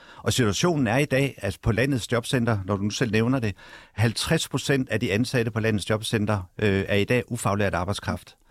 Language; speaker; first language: Danish; native; Danish